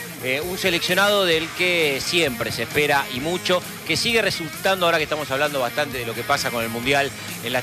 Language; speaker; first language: Spanish; native; Spanish